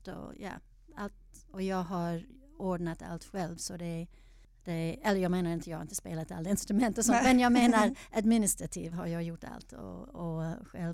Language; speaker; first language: Swedish; non-native, fluent; English